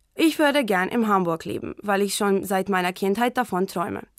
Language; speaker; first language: German; non-native, fluent; Croatian